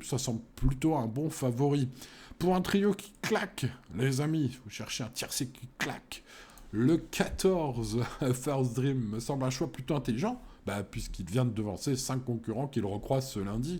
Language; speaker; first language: French; native; French